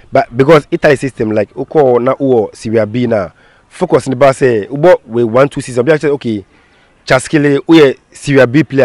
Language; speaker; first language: English; non-native, local second language; Akan